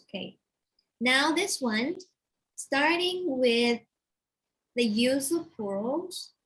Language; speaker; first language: English; non-native, fluent; Thai